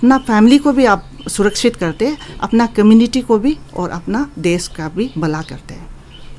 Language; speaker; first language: Hindi; non-native, local second language; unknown